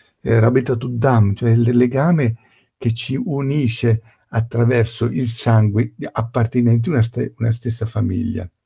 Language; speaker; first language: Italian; native; Italian